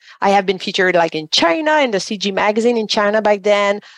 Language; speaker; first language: English; non-native, fluent; French